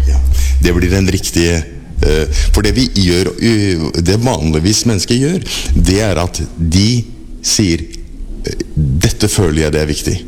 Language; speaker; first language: Norwegian; native; Norwegian